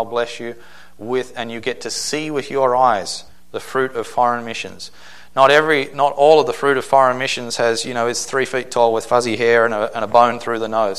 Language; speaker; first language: English; native; English